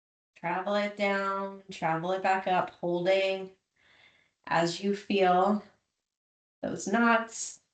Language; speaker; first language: English; native; English